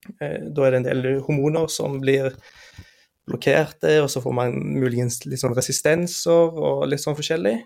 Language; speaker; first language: Norwegian; native; Norwegian